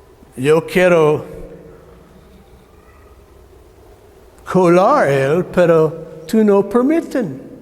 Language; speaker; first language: Spanish; non-native, learner; English